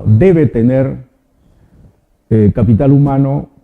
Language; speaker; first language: Spanish; native; Spanish